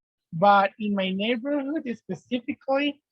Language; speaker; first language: English; non-native, learner; Spanish